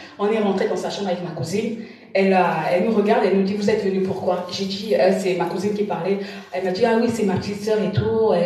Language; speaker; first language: French; non-native, local second language; Lingala